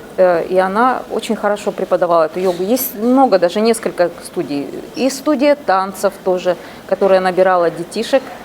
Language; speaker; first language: Russian; native; Russian